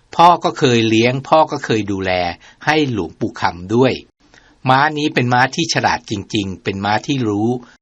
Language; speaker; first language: Thai; native; Thai